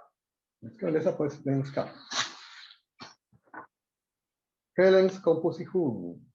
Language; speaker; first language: Swedish; non-native, fluent; Spanish